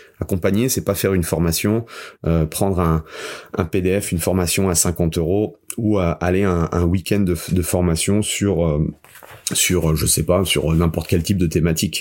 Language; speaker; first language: French; native; French